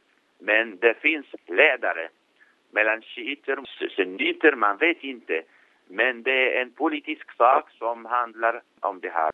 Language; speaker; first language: Swedish; non-native, fluent; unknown